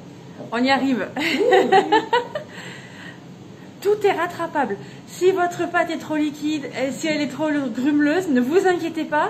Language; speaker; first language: French; native; French